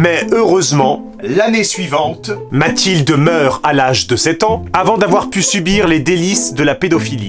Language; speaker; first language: French; native; French